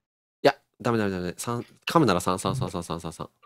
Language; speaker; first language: Japanese; native; Japanese